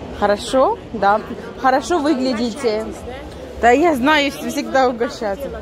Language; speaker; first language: Russian; native; Russian